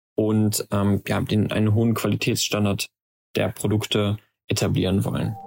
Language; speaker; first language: German; native; German